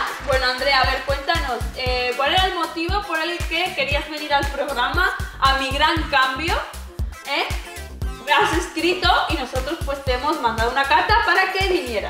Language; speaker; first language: Spanish; native; Spanish